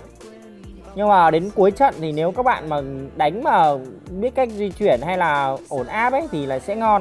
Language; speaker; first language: Vietnamese; native; Vietnamese